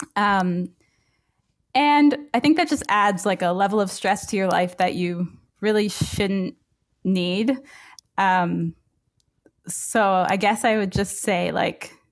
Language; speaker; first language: English; native; English